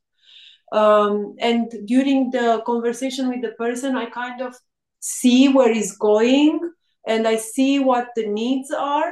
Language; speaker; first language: English; non-native, fluent; Romanian